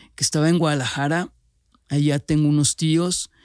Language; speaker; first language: Spanish; native; Spanish